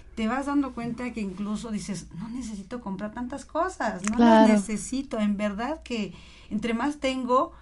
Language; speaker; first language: Spanish; native; Spanish